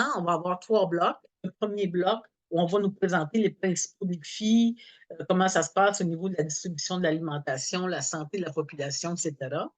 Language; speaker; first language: French; native; French